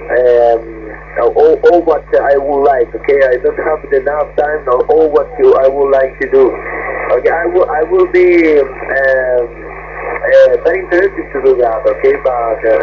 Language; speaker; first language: English; non-native, learner; Spanish